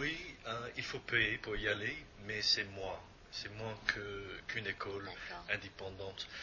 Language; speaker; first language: French; non-native, fluent; English